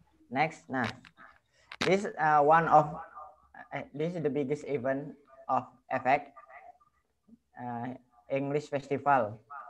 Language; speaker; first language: English; non-native, learner; Indonesian